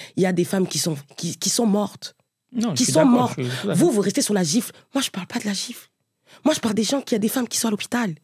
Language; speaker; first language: French; native; French